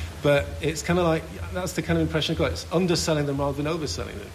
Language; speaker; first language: English; native; English